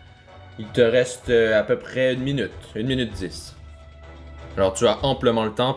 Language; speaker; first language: French; native; French